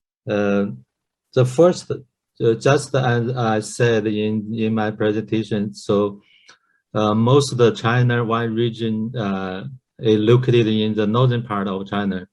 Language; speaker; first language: English; non-native, learner; Chinese